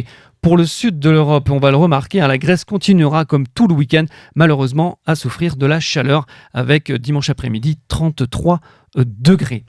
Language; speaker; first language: French; native; French